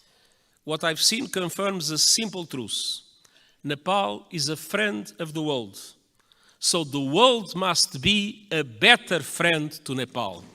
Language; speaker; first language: English; non-native, fluent; Portuguese